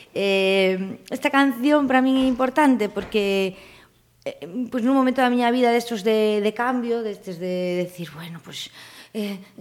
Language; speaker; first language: Galician; native; Galician